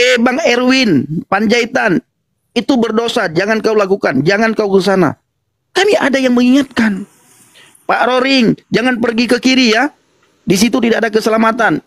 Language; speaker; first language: Indonesian; non-native, local second language; Achinese